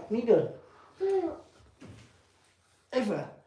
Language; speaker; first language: Dutch; non-native, fluent; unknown